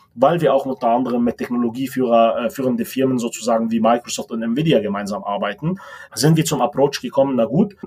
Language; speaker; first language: German; non-native, fluent; Arabic